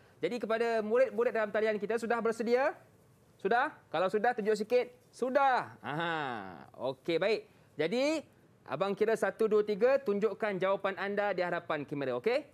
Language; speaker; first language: Malay; native; Malay